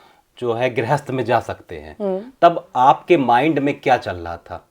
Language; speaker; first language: Hindi; native; Hindi